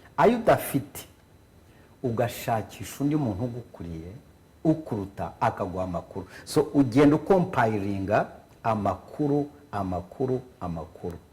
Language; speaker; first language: Kinyarwanda; native; Kinyarwanda